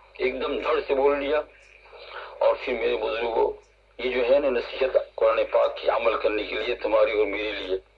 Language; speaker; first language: Urdu; non-native, local second language; Gujarati